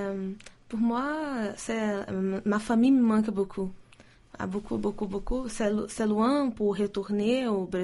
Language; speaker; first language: French; non-native, learner; Portuguese